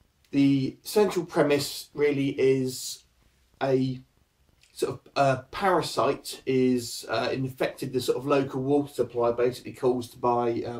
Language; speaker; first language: English; native; English